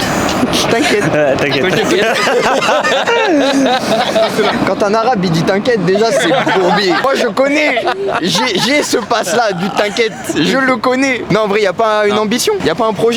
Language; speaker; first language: French; native; French